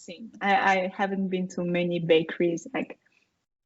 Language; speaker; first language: English; non-native, fluent; French